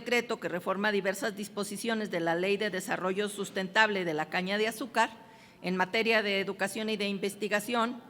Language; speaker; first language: Spanish; native; Spanish